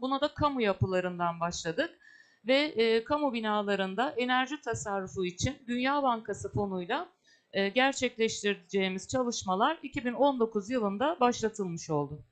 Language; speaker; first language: Turkish; native; Turkish